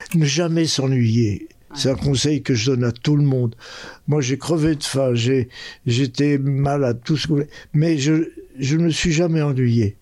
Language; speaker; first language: French; early bilingual, other home language; Spanish